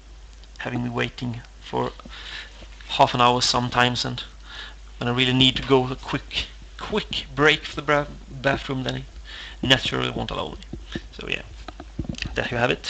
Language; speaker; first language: English; non-native, fluent; Swedish